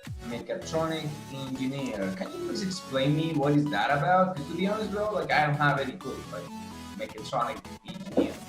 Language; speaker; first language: English; non-native, fluent; Spanish